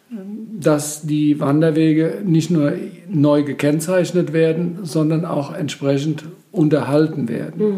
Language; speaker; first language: German; native; German